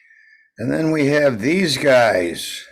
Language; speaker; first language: English; native; English